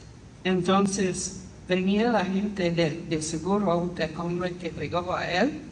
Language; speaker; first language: Spanish; non-native, fluent; English